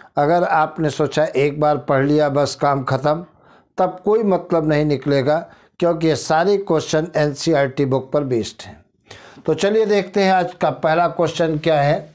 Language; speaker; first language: Hindi; native; Hindi